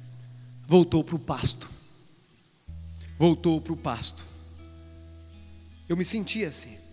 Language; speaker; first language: Portuguese; native; Portuguese